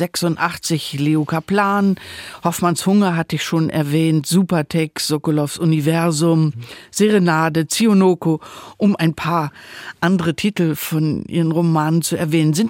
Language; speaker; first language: German; native; German